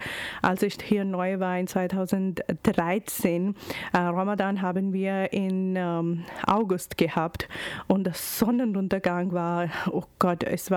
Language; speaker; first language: German; non-native, learner; Urdu